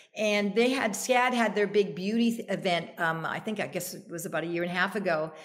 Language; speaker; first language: English; native; English